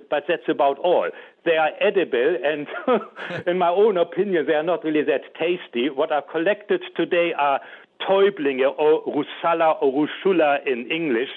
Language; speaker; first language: English; non-native, fluent; German